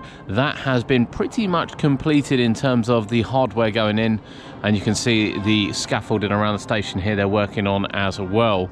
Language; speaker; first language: English; native; English